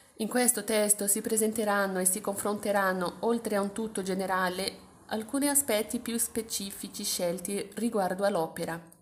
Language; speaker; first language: Italian; non-native, fluent; Portuguese